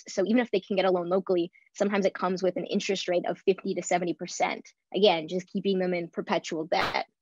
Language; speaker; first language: English; native; English